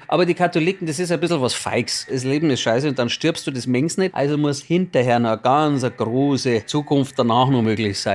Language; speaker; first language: German; native; German